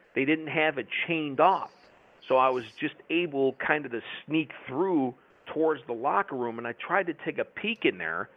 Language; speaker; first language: English; native; English